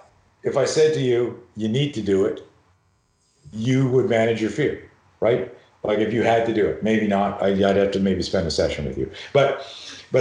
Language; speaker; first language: English; native; English